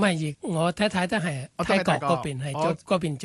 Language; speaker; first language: Cantonese; non-native, learner; Thai